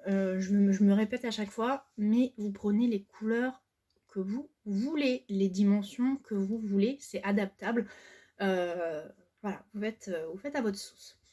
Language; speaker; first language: French; native; French